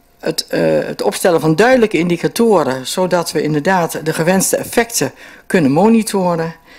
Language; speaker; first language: Dutch; native; Dutch